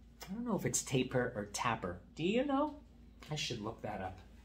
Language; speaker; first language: English; native; English